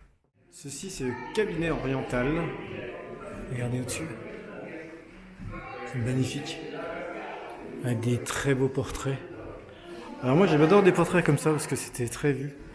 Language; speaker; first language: French; native; French